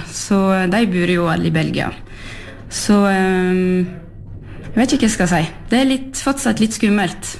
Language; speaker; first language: Norwegian; non-native, fluent; French